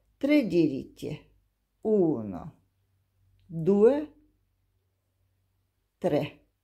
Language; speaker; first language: Italian; non-native, learner; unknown